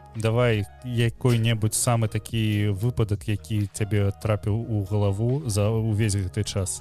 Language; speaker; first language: Belarusian; non-native, local second language; Russian